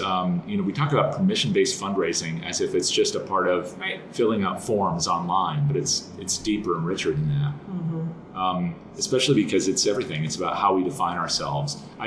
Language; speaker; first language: English; native; English